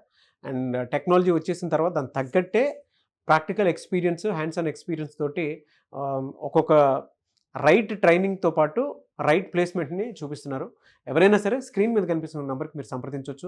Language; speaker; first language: Telugu; native; Telugu